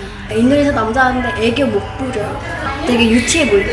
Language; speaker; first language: Korean; non-native, fluent; Indonesian